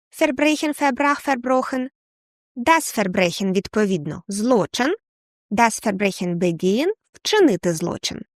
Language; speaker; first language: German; non-native, fluent; Ukrainian